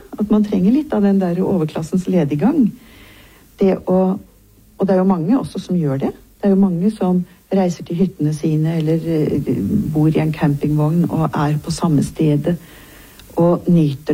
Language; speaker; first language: Norwegian; native; Norwegian